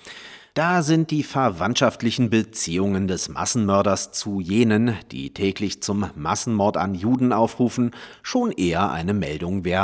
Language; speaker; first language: German; native; German